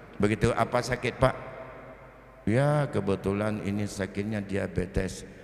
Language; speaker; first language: Malay; non-native, local second language; Achinese